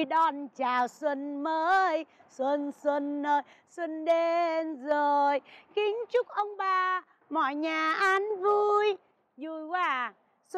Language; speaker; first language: Vietnamese; native; Vietnamese